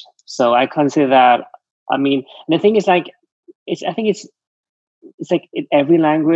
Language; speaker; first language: English; non-native, fluent; Vietnamese